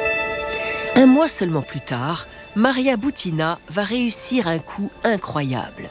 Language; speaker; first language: French; native; French